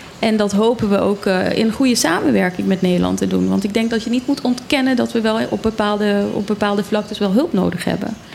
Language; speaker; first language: Dutch; native; Dutch